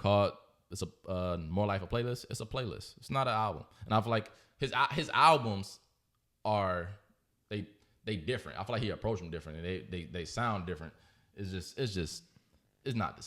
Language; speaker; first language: English; native; English